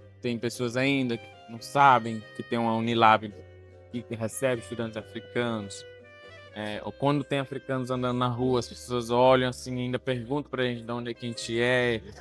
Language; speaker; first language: Portuguese; non-native, local second language; Kabuverdianu